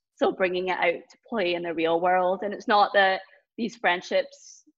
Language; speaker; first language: English; native; English